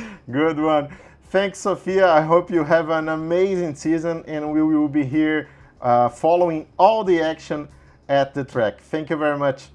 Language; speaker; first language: English; non-native, fluent; Portuguese